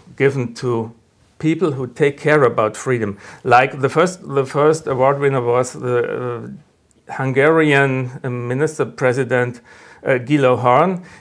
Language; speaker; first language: English; non-native, fluent; German